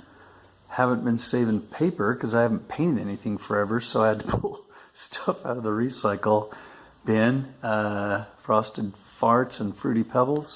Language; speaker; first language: English; native; English